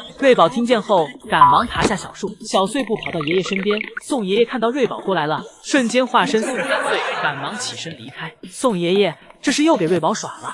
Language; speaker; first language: Chinese; native; Chinese